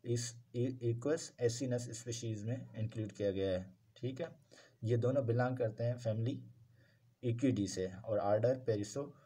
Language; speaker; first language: Urdu; non-native, local second language; Sindhi